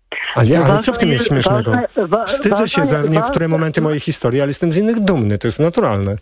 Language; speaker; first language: Polish; native; Polish